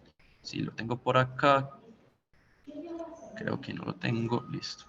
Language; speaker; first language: Spanish; native; Spanish